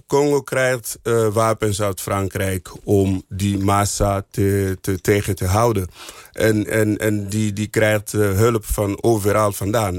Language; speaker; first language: Dutch; non-native, fluent; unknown